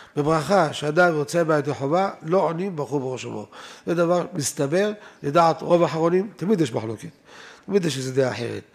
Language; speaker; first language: Hebrew; native; Hebrew